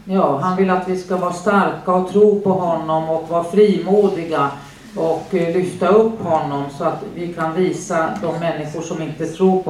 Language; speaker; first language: Swedish; native; Swedish